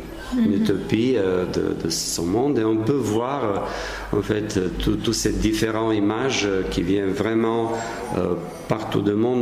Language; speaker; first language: French; non-native, fluent; Serbian